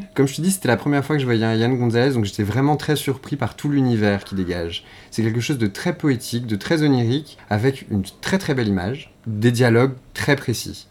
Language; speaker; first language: French; native; French